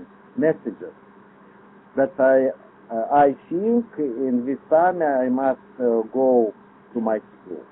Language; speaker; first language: English; non-native, learner; Lithuanian